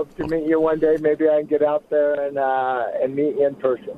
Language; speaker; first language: English; native; English